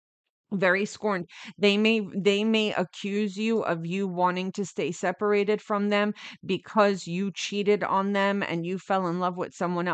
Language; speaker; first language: English; native; English